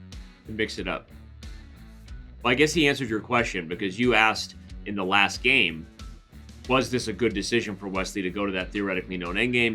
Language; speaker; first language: English; native; English